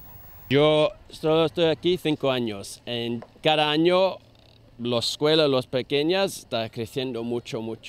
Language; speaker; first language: Spanish; non-native, learner; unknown